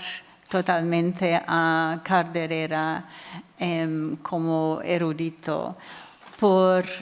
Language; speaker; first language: Spanish; non-native, fluent; English